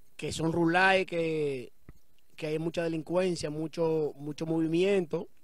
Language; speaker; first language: Spanish; native; Spanish